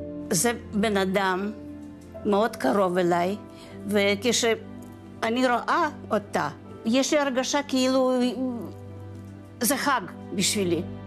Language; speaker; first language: Hebrew; non-native, fluent; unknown